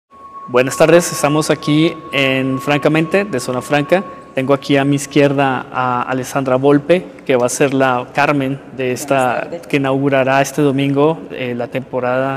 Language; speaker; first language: Spanish; native; Spanish